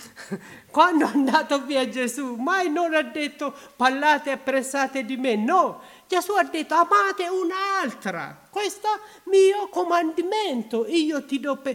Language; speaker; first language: Italian; non-native, learner; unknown